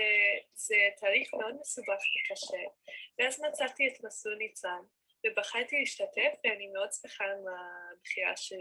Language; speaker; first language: Hebrew; non-native, fluent; English